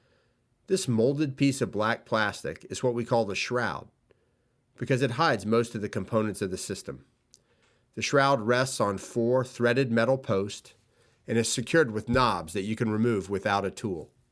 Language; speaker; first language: English; native; English